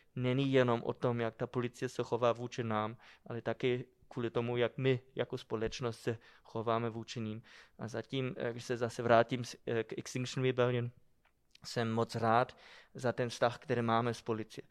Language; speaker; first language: Czech; non-native, fluent; German